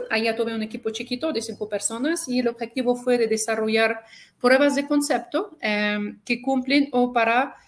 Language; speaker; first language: Spanish; non-native, fluent; Arabic